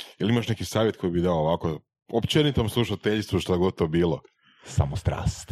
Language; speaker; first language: Croatian; native; Croatian